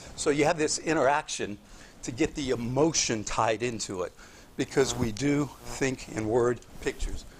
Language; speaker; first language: English; native; English